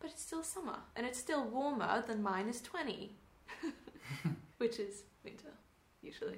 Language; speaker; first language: English; non-native, fluent; Swedish